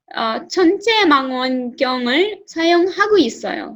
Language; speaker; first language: Korean; non-native, learner; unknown